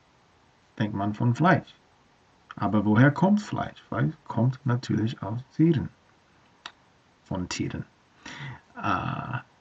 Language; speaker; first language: German; non-native, learner; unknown